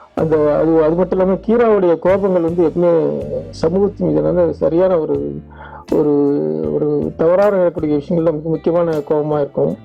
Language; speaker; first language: Tamil; native; Tamil